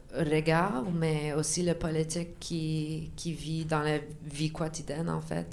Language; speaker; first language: French; non-native, local second language; English